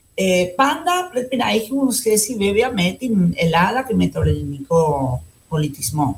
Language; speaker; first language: Greek; non-native, fluent; Spanish